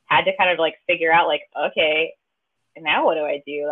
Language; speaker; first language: English; native; English